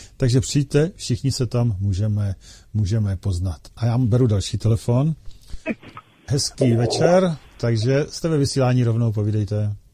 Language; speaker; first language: Czech; native; Czech